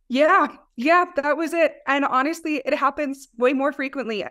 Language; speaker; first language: English; native; English